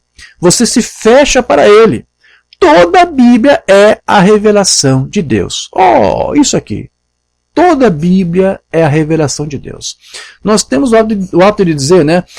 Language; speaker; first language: Portuguese; native; Portuguese